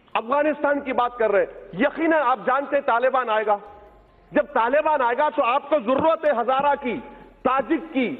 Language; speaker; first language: Urdu; native; Urdu